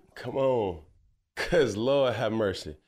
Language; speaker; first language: English; native; English